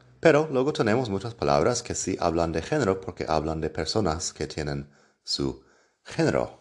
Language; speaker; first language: Spanish; non-native, fluent; English